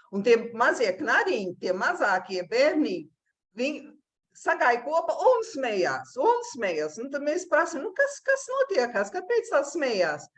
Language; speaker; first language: Latvian; early bilingual, heritage; Latvian